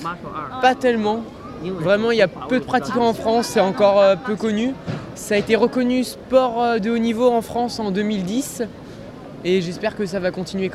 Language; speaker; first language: French; native; French